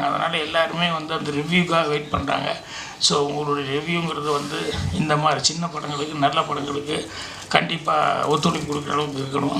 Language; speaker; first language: Tamil; native; Tamil